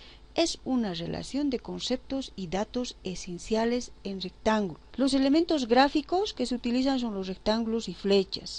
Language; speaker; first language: Spanish; native; Spanish